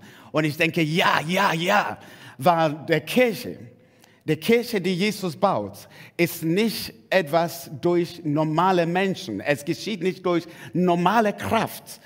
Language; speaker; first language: German; non-native, fluent; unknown